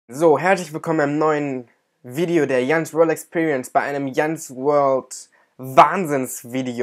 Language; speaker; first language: German; native; German